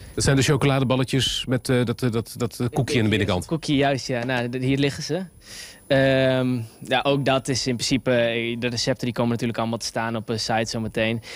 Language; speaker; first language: Dutch; native; Dutch